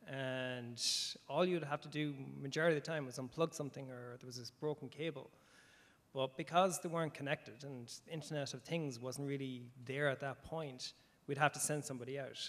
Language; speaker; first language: English; native; English